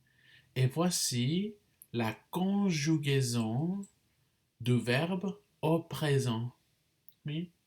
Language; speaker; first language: French; non-native, fluent; English